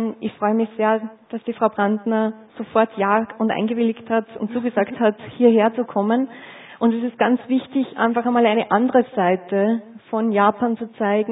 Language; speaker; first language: German; native; German